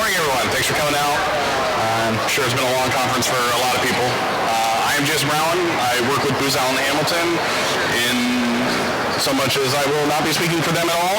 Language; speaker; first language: English; native; English